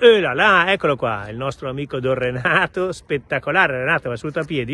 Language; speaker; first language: Italian; native; Italian